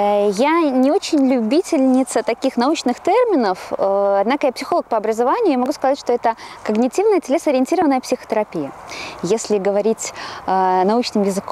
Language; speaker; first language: Russian; native; Russian